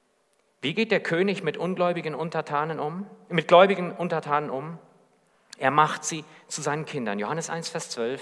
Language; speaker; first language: German; native; German